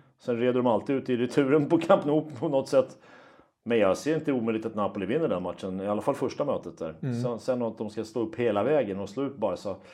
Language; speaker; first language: Swedish; native; Swedish